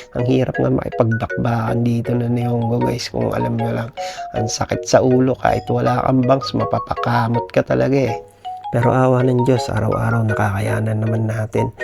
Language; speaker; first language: Filipino; native; Filipino